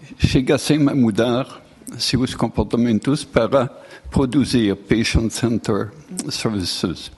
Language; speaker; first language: Portuguese; non-native, fluent; French